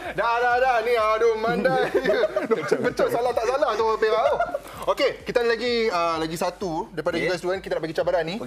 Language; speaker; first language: Malay; native; Malay